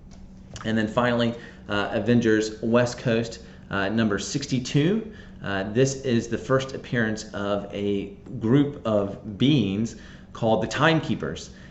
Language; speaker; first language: English; native; English